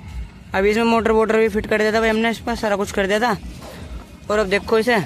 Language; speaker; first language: Hindi; native; Hindi